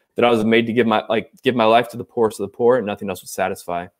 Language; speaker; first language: English; native; English